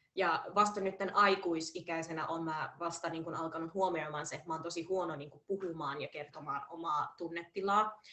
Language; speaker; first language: Finnish; early bilingual, heritage; Finnish